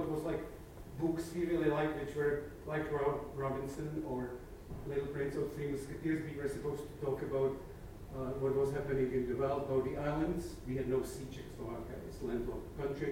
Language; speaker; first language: English; non-native, fluent; Czech